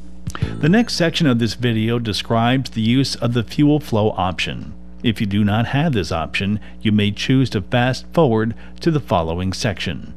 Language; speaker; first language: English; native; English